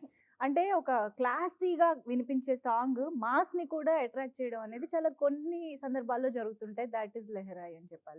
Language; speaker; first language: Telugu; native; Telugu